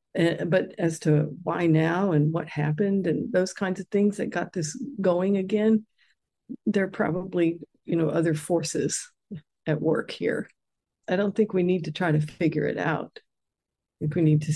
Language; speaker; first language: English; native; English